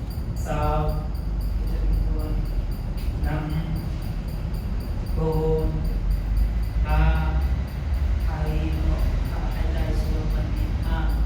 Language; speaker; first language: Vietnamese; non-native, learner; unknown